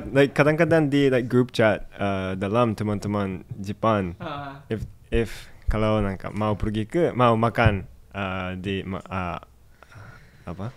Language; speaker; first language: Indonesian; non-native, fluent; Japanese